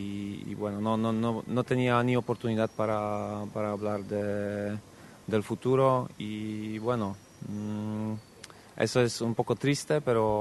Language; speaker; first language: Spanish; non-native, fluent; Polish